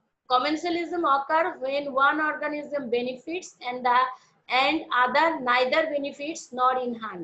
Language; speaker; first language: English; non-native, local second language; Bangla